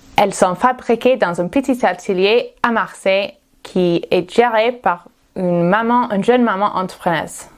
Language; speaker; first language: French; non-native, fluent; English